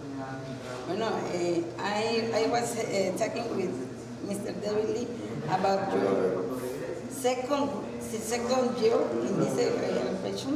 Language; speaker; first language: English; non-native, learner; Spanish